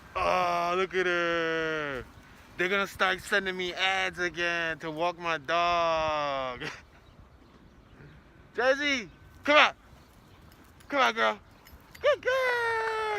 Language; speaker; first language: English; native; English